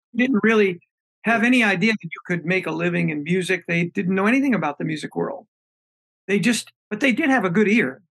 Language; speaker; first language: English; native; English